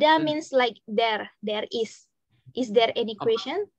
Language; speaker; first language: English; non-native, fluent; Indonesian